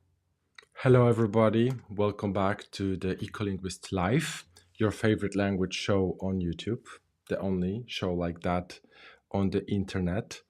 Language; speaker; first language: English; non-native, fluent; Polish